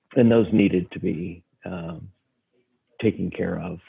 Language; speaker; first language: English; native; English